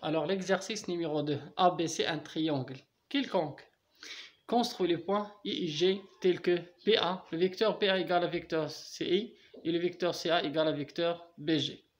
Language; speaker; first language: French; non-native, local second language; Arabic